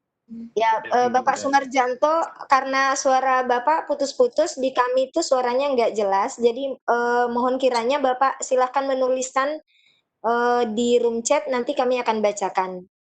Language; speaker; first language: Indonesian; native; Indonesian